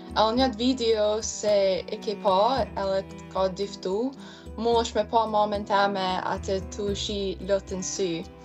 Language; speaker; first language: Albanian; early bilingual, heritage; Albanian